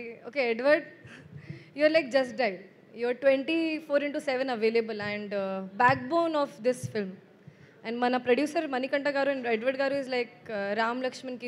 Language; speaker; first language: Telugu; non-native, local second language; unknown